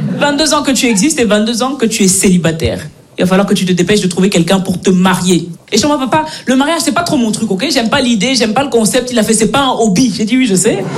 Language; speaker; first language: French; native; French